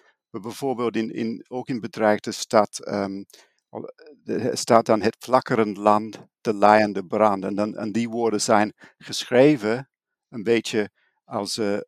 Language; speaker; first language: Dutch; non-native, fluent; English